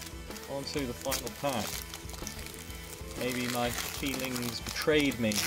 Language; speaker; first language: English; native; English